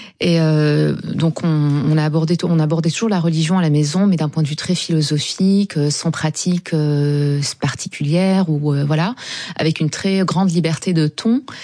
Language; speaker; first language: French; non-native, local second language; Arabic